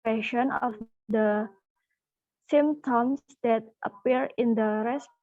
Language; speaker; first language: English; non-native, learner; Indonesian